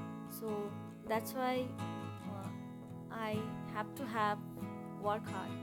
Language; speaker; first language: English; non-native, learner; Bangla